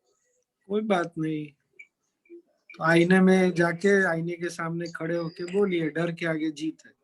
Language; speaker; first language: Hindi; native; Hindi